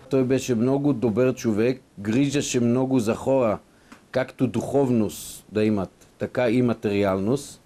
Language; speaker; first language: Bulgarian; non-native, fluent; Hebrew